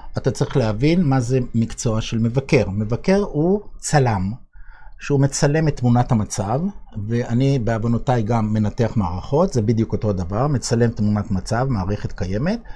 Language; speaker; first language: Hebrew; early bilingual, other home language; Bulgarian